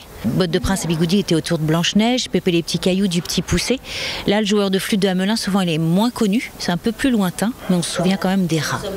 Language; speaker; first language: French; native; French